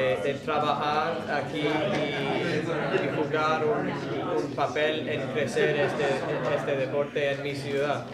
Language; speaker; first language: Spanish; non-native, fluent; English